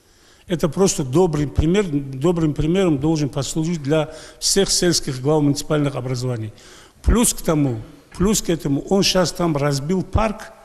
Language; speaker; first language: Russian; native; Russian